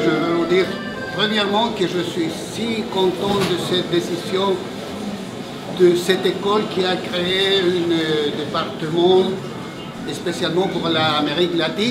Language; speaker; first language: French; non-native, fluent; Spanish